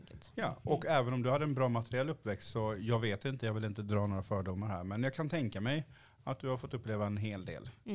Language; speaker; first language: Swedish; early bilingual, other home language; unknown